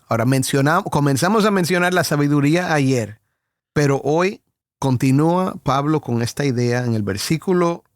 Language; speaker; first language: Spanish; native; Spanish